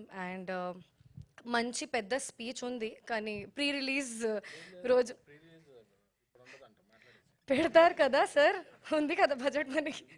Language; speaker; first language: Telugu; non-native, learner; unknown